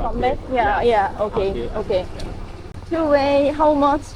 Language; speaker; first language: English; non-native, learner; Korean